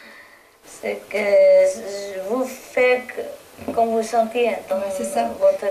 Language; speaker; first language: French; non-native, learner; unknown